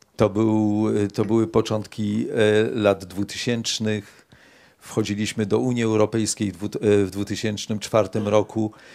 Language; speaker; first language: Polish; native; Polish